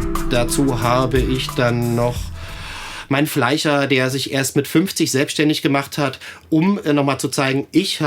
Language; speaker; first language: German; native; German